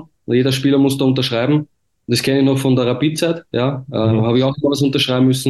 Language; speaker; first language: German; native; German